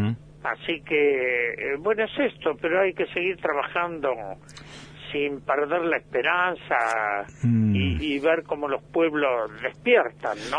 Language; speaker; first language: Spanish; native; Spanish